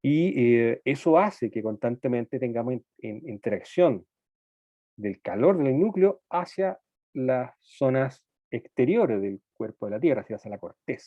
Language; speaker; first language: Spanish; native; Spanish